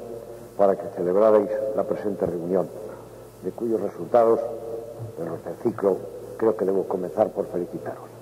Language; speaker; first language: Spanish; native; Spanish